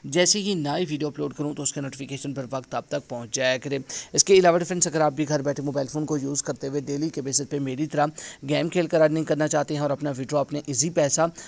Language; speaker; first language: Urdu; non-native, local second language; Saraiki